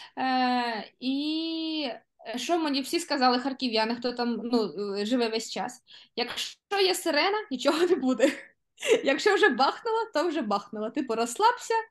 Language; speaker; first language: Ukrainian; non-native, local second language; Russian